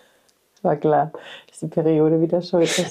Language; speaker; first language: German; native; German